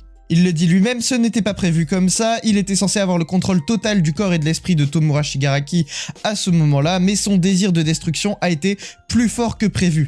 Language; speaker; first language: French; native; French